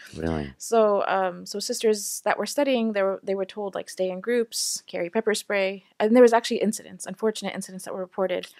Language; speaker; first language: English; native; English